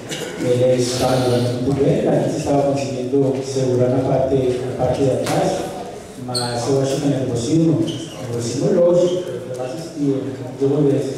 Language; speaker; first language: Portuguese; non-native, fluent; Spanish